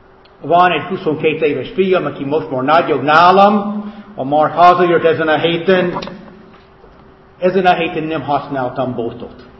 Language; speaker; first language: Hungarian; non-native, fluent; English